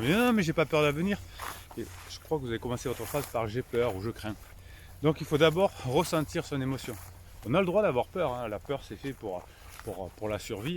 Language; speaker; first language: French; native; French